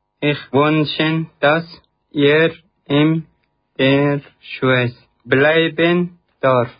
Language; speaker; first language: German; non-native, learner; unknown